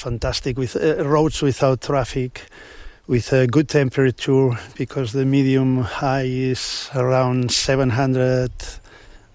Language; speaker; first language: English; non-native, fluent; Spanish